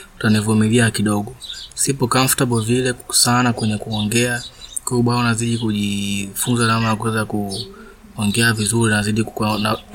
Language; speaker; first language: Swahili; native; Swahili